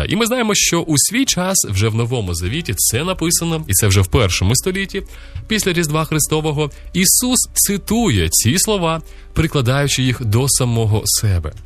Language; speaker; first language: Ukrainian; native; Ukrainian